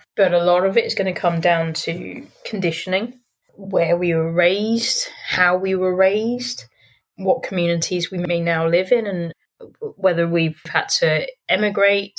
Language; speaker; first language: English; native; English